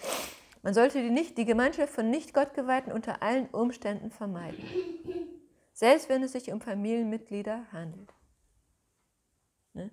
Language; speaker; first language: German; native; German